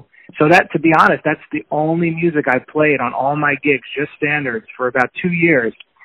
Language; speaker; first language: English; native; English